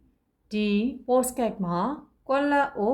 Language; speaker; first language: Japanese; non-native, fluent; Burmese